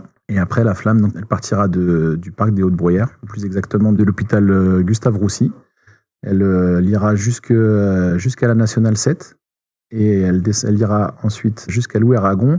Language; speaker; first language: French; native; French